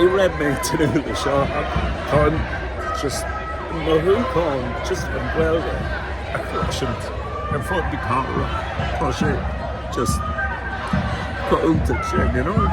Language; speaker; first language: Irish; non-native, local second language; English